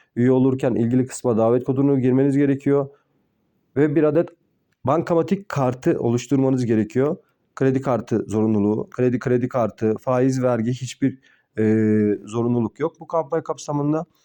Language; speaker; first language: Turkish; native; Turkish